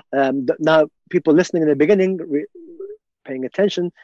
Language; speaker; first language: English; native; English